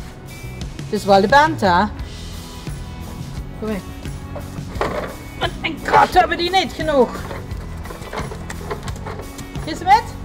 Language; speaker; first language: Dutch; native; Dutch